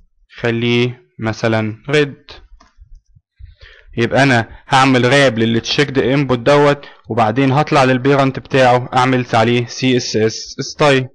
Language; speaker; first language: Arabic; native; Arabic